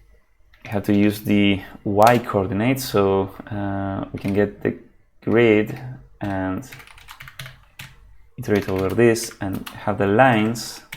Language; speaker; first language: English; non-native, fluent; Spanish